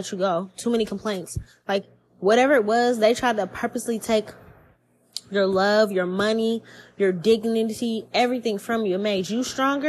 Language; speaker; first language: English; native; English